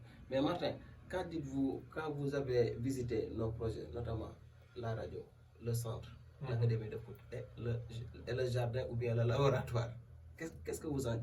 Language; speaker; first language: French; native; French